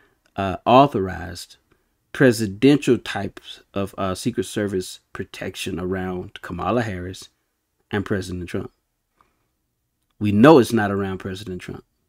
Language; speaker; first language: English; native; English